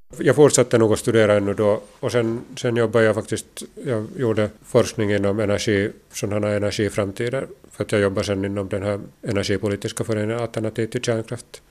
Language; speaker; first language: Swedish; native; Swedish